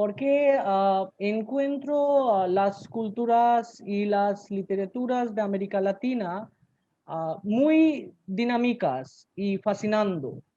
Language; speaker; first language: Spanish; non-native, learner; Bangla